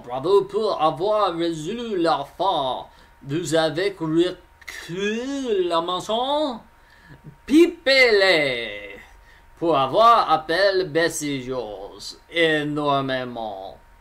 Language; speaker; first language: French; non-native, learner; English